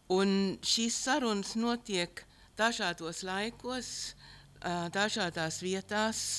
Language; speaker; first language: Latvian; early bilingual, heritage; Latvian